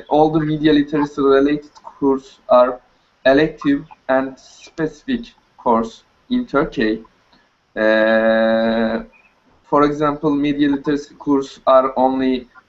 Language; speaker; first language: English; non-native, learner; Turkish